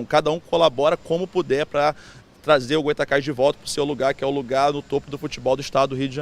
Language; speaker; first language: Portuguese; native; Portuguese